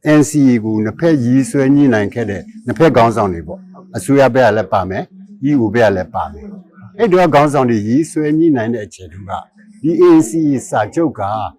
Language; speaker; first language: Burmese; non-native, local second language; S'gaw Karen